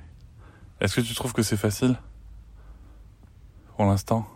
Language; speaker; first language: French; native; French